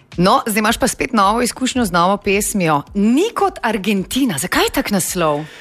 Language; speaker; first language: Slovenian; native; Slovenian